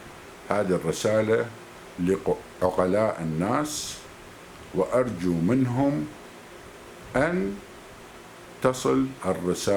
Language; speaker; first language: Arabic; native; Arabic